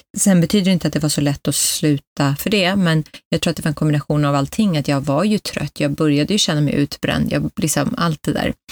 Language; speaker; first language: Swedish; early bilingual, other home language; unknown